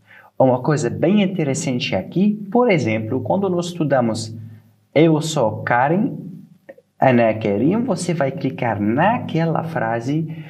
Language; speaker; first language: Portuguese; non-native, fluent; Arabic